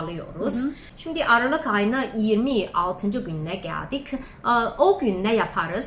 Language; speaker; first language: Turkish; non-native, fluent; Chinese